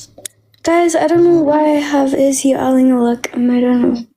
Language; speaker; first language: English; non-native, learner; Amharic